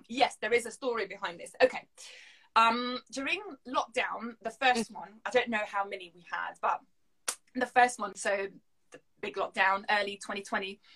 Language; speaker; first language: English; non-native, fluent; French